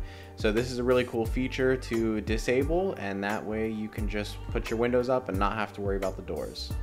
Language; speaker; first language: English; native; English